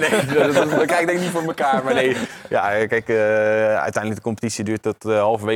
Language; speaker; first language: Dutch; native; Dutch